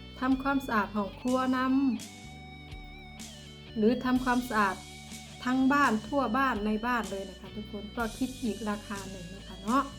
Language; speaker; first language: Thai; non-native, local second language; Northeastern Thai